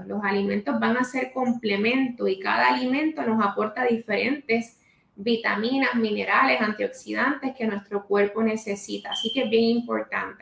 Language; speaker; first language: Spanish; native; Spanish